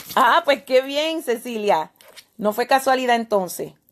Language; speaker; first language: Spanish; native; Spanish